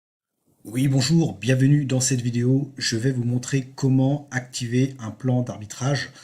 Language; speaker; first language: French; native; French